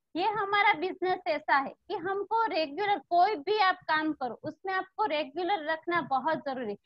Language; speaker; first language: Hindi; non-native, local second language; Gujarati